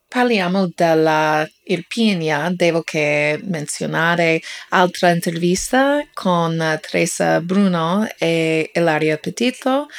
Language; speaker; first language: Italian; non-native, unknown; English